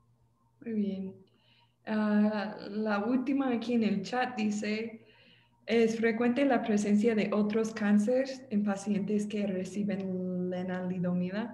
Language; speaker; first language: Spanish; non-native, fluent; English